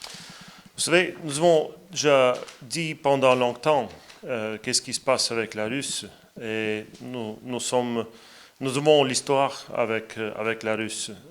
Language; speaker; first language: French; non-native, fluent; Latvian